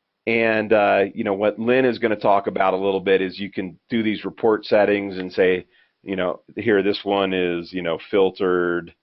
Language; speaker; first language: English; native; English